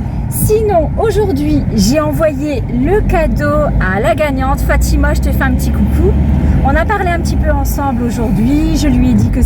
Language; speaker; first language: French; native; French